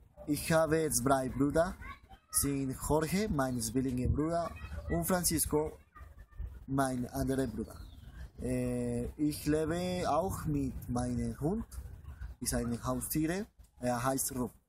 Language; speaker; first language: German; non-native, learner; Spanish